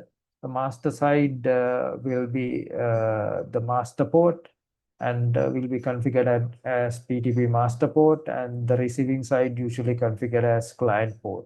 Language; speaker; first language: English; non-native, fluent; Sinhala